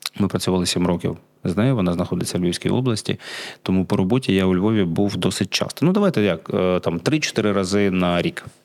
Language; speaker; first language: Ukrainian; non-native, local second language; Russian